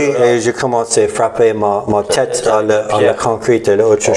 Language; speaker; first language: French; non-native, learner; English